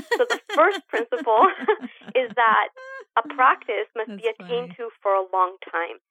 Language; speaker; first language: English; early bilingual, other home language; Spanish